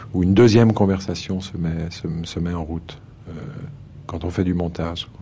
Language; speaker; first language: French; native; French